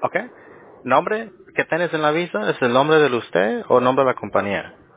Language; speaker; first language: Spanish; early bilingual, heritage; Spanish